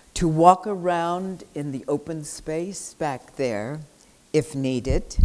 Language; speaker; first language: English; native; English